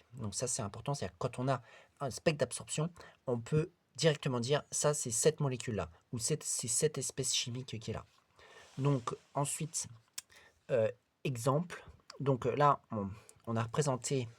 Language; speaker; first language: French; native; French